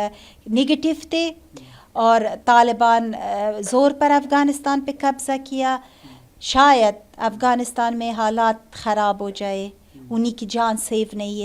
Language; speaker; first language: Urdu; non-native, learner; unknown